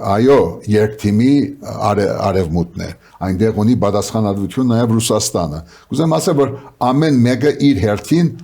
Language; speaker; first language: Armenian; early bilingual, heritage; Armenian